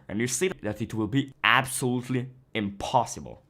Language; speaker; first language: English; non-native, fluent; Hebrew